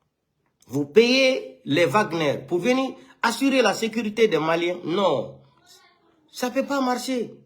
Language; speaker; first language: French; non-native, local second language; Fula